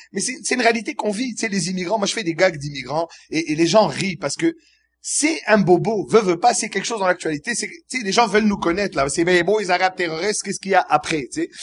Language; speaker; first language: French; early bilingual, other home language; Arabic